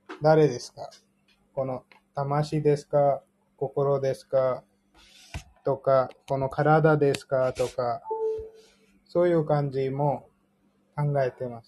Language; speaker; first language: Japanese; non-native, learner; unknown